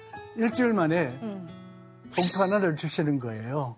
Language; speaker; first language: Korean; native; Korean